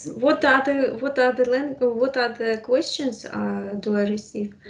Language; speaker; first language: English; non-native, fluent; Russian